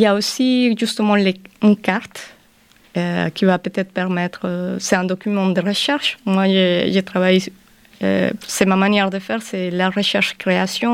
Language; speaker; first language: French; non-native, fluent; Spanish